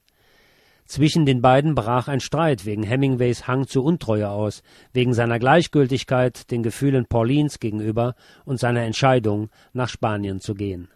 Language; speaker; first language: German; native; German